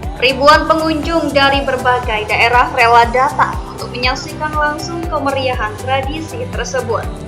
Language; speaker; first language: Indonesian; native; Indonesian